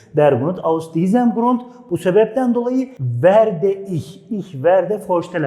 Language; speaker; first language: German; non-native, fluent; Turkish